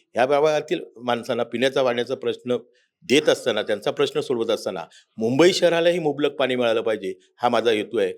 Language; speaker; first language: Marathi; native; Marathi